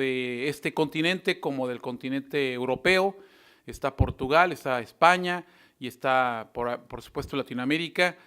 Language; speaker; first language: Spanish; native; Spanish